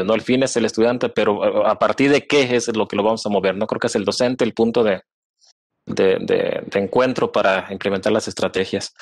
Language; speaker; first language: Spanish; native; Spanish